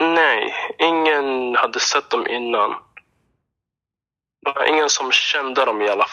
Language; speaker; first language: Swedish; non-native, fluent; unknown